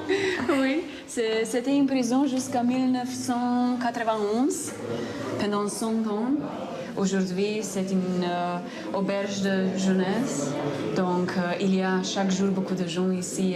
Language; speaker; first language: French; non-native, fluent; Slovenian